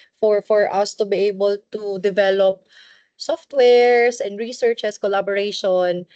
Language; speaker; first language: English; non-native, local second language; Cebuano